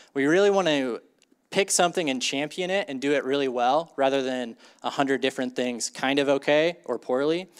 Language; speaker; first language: English; native; English